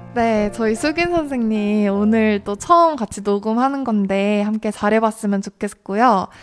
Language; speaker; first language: Korean; native; Korean